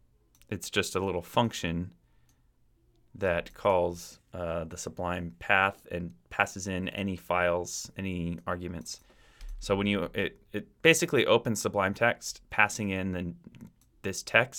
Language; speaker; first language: English; native; English